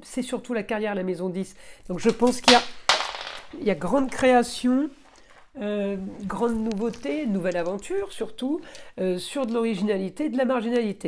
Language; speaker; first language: French; native; French